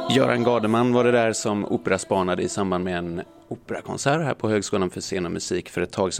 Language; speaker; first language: Swedish; native; Swedish